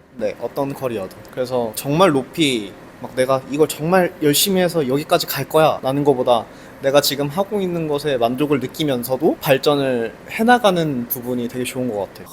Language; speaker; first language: Korean; native; Korean